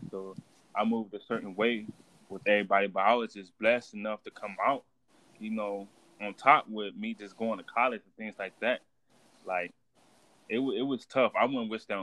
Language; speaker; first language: English; native; English